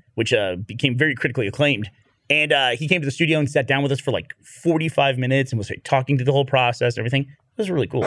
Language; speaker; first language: English; native; English